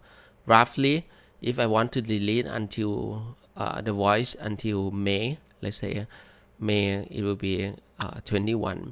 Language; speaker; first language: English; non-native, fluent; Thai